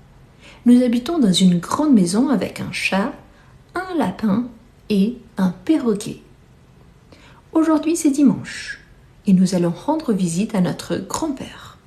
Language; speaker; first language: French; non-native, fluent; Portuguese